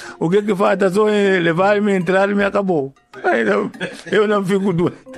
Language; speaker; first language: Portuguese; non-native, local second language; Yao